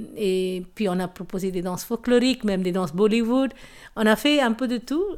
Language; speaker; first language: French; non-native, local second language; Tamil